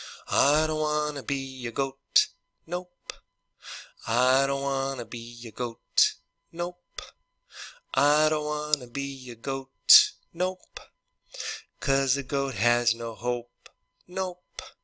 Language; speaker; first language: English; native; English